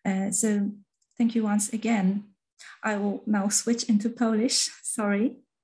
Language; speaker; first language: English; non-native, fluent; Polish